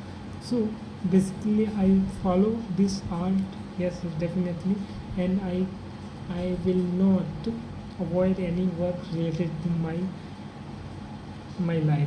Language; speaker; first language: English; non-native, learner; Hindi